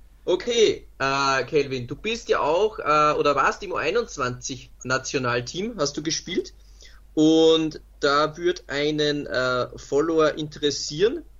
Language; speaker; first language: German; native; German